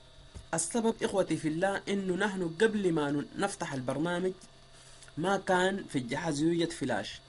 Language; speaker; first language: Arabic; native; Arabic